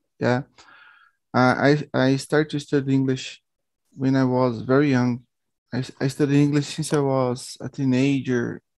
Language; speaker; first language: English; non-native, learner; Portuguese